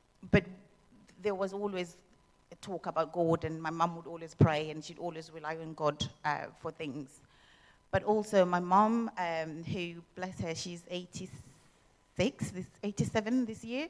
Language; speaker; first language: English; non-native, local second language; Shona